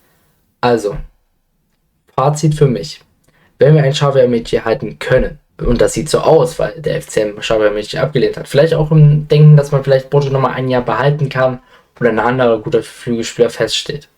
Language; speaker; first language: German; native; German